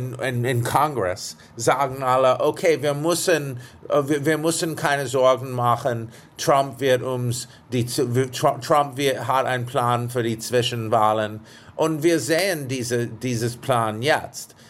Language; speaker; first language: German; non-native, fluent; English